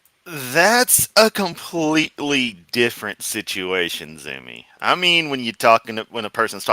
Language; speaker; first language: English; native; English